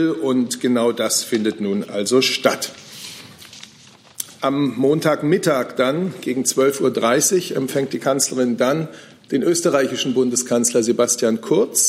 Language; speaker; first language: German; native; German